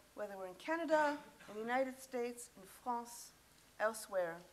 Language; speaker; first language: English; native; English